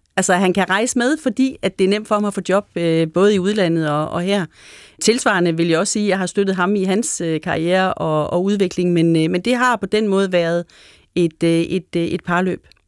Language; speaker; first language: Danish; native; Danish